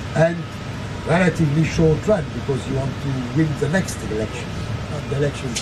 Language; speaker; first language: English; non-native, fluent; Arabic